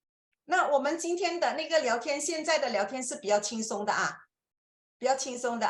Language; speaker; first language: Chinese; non-native, fluent; Indonesian